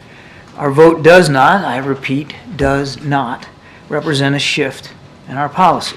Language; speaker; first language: English; native; English